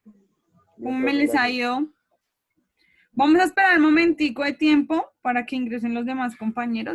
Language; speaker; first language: Spanish; native; Spanish